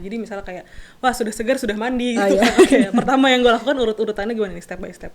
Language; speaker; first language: Indonesian; native; Indonesian